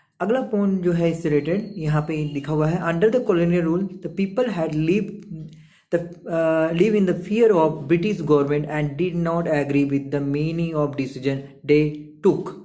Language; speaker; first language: Hindi; native; Hindi